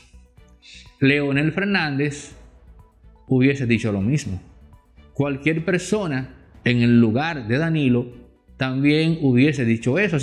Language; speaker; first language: Spanish; native; Spanish